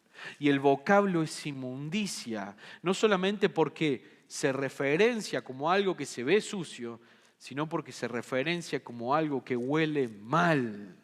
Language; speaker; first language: Spanish; native; Spanish